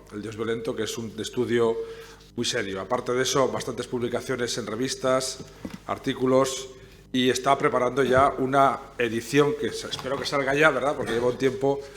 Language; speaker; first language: Spanish; native; Spanish